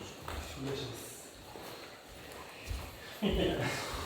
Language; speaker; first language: Japanese; non-native, learner; Hebrew